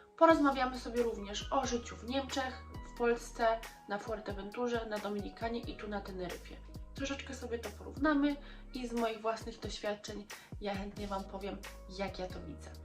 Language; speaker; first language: Polish; early bilingual, heritage; Polish